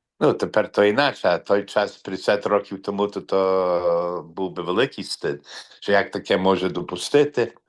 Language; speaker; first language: Ukrainian; early bilingual, heritage; Ukrainian